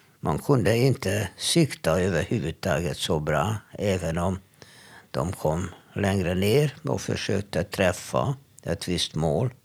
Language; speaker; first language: Swedish; non-native, fluent; Hungarian